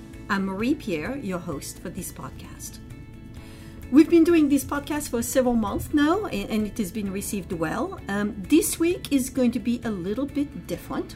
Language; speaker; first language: English; native; English